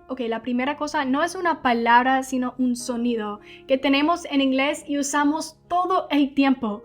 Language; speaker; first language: Spanish; non-native, fluent; English